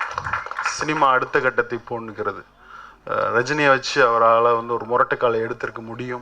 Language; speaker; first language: Tamil; native; Tamil